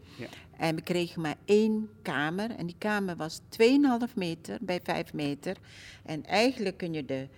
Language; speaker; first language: Dutch; early bilingual, other home language; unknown